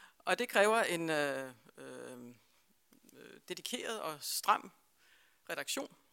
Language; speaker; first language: Danish; native; Danish